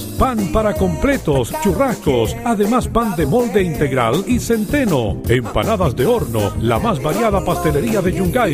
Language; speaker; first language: Spanish; native; Spanish